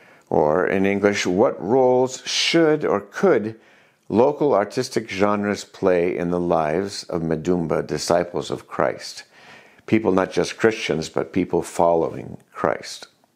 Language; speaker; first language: English; native; English